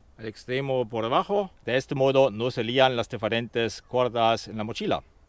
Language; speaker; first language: Spanish; non-native, fluent; German